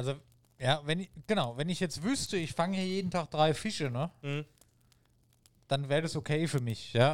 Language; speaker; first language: German; native; German